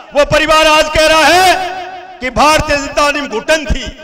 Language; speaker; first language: Hindi; native; Hindi